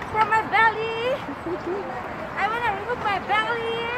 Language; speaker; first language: English; non-native, learner; Filipino